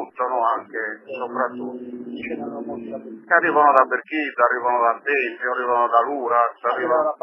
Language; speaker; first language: Italian; native; Italian